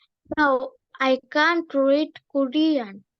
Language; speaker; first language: English; non-native, learner; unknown